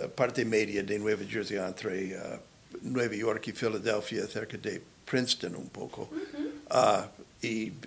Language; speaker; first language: Spanish; non-native, learner; English